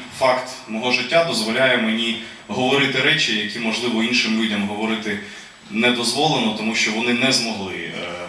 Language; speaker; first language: Ukrainian; non-native, local second language; Russian